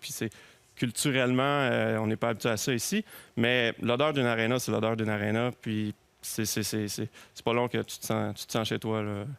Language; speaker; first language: French; native; French